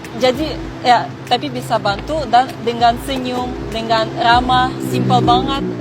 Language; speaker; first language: Indonesian; non-native, fluent; Russian